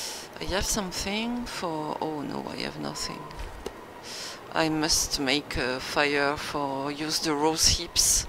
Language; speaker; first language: English; non-native, learner; French